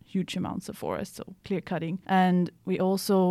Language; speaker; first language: English; non-native, fluent; Swedish